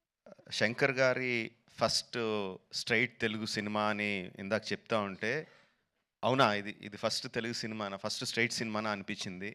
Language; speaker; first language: Telugu; native; Telugu